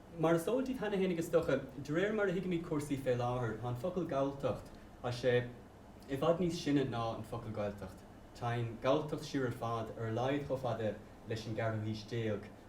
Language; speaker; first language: Irish; native; Irish